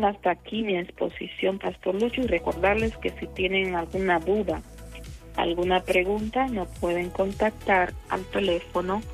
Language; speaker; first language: Spanish; native; Spanish